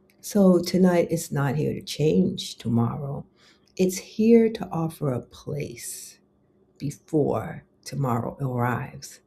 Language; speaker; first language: English; native; English